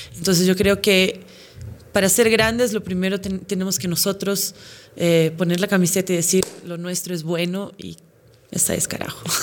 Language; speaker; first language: Spanish; non-native, fluent; Portuguese